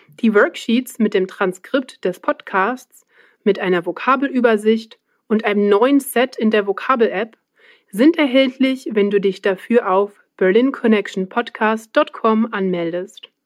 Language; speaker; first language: German; non-native, fluent; Swiss German